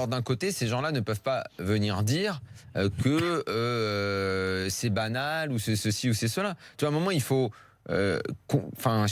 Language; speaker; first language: French; native; French